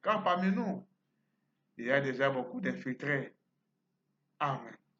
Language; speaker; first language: French; non-native, fluent; Portuguese